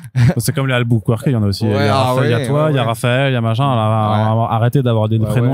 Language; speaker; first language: French; native; French